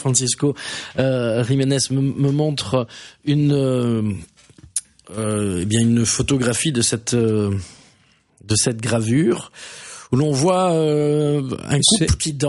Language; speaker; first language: French; native; French